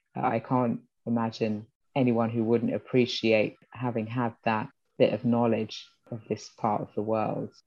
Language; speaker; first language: English; early bilingual, other home language; Yoruba